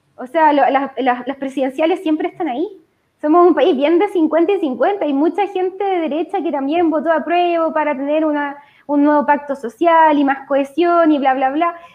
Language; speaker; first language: Spanish; native; Spanish